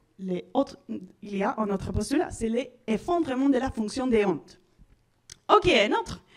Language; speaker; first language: French; non-native, learner; Spanish